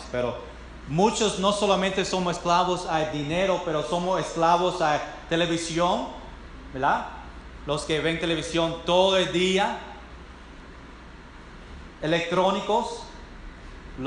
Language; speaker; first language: Spanish; non-native, fluent; English